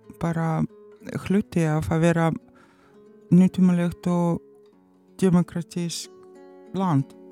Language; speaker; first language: Icelandic; non-native, learner; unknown